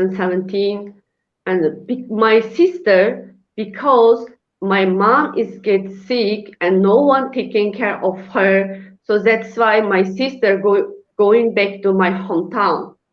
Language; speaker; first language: English; non-native, learner; Uyghur